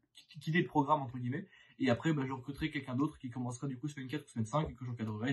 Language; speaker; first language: French; native; French